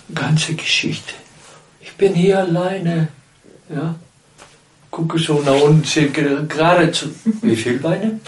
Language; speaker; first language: German; non-native, fluent; Danish